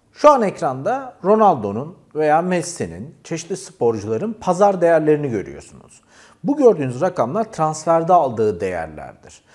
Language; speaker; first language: Turkish; native; Turkish